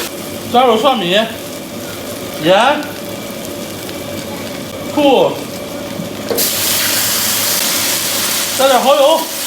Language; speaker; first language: Chinese; native; Chinese